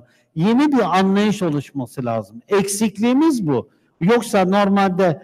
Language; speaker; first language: Turkish; native; Turkish